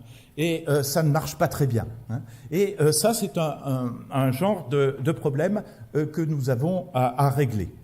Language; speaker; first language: French; native; French